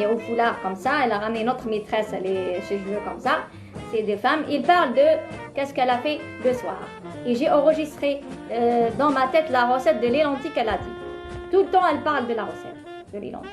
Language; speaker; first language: French; non-native, local second language; Arabic